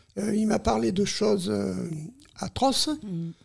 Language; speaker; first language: French; native; French